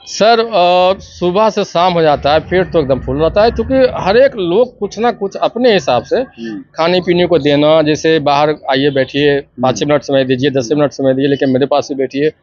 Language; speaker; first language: Hindi; native; Hindi